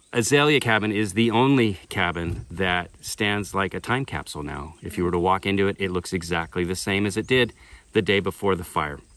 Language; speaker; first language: English; native; English